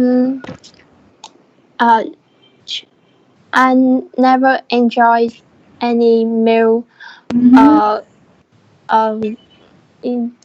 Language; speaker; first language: English; non-native, learner; Vietnamese